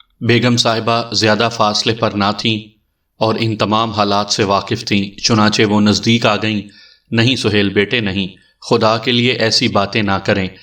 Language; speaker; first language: Urdu; native; Urdu